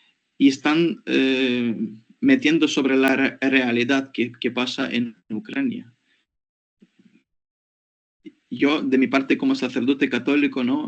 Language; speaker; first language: Spanish; non-native, fluent; Ukrainian